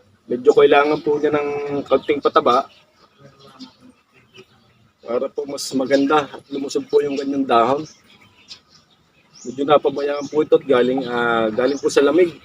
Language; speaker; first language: Filipino; native; Filipino